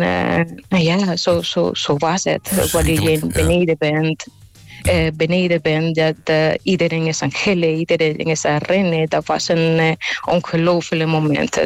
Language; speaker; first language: Dutch; non-native, local second language; Papiamento